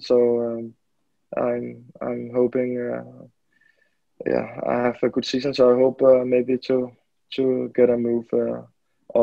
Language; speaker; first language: English; non-native, fluent; Danish